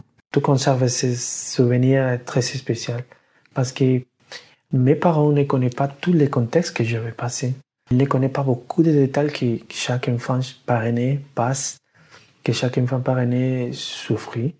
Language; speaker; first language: French; non-native, learner; Spanish